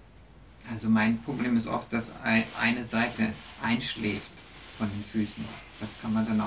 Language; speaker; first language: German; native; German